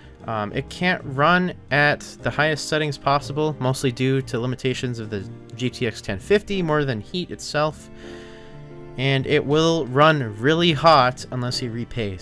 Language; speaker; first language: English; native; English